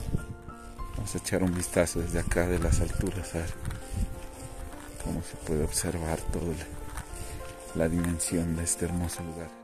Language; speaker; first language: Spanish; native; Spanish